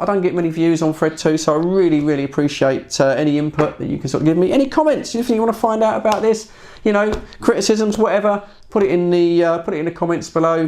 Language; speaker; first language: English; native; English